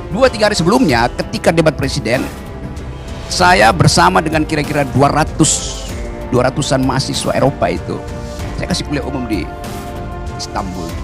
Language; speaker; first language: Indonesian; native; Indonesian